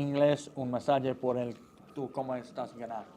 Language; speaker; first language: Spanish; non-native, learner; English